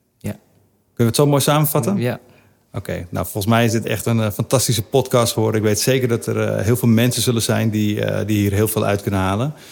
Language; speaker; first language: Dutch; native; Dutch